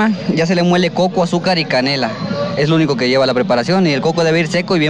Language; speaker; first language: Spanish; native; Spanish